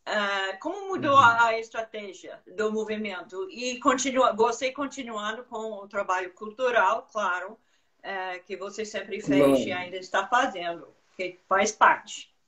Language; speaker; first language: Portuguese; non-native, fluent; English